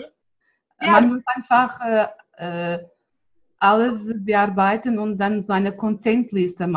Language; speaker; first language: German; non-native, fluent; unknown